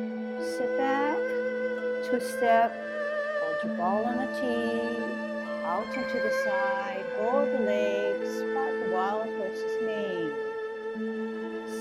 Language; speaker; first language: English; native; English